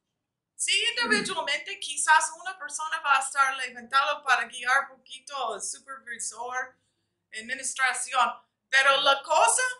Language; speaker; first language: Spanish; non-native, fluent; English